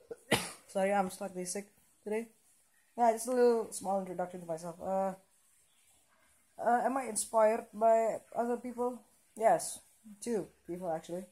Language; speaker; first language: English; non-native, local second language; Indonesian